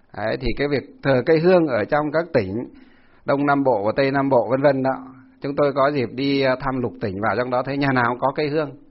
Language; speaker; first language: Vietnamese; non-native, local second language; Muong